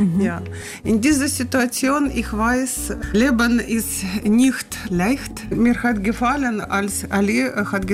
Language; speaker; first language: German; non-native, learner; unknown